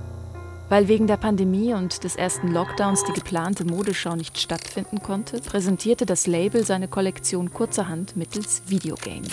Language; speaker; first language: German; native; German